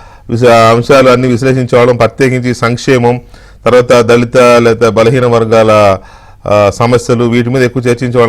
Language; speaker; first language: Telugu; native; Telugu